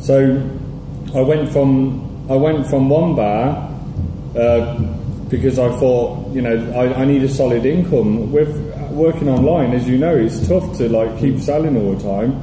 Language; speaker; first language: English; native; English